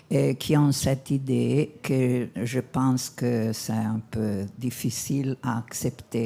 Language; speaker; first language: French; non-native, learner; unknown